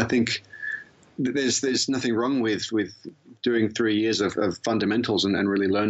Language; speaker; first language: English; native; English